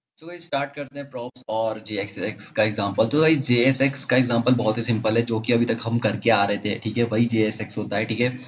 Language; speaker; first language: Hindi; native; Hindi